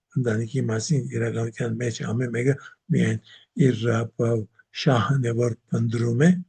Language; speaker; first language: Armenian; native; Armenian